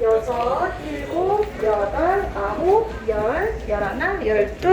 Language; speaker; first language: Korean; non-native, learner; Thai